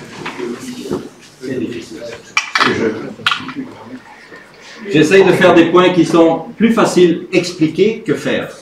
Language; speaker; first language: French; non-native, fluent; Swedish